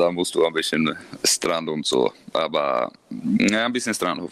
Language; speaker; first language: German; non-native, learner; Swedish